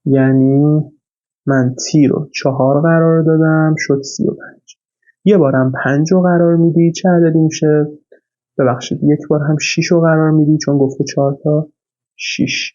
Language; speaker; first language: Persian; native; Persian